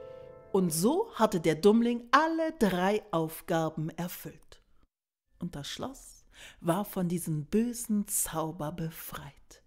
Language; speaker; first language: German; native; German